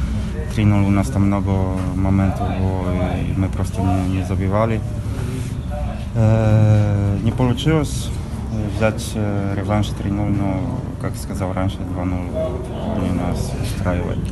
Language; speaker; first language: Russian; non-native, fluent; Polish